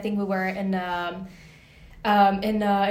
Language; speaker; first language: English; native; English